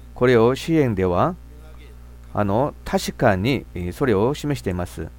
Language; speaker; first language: Japanese; non-native, fluent; Korean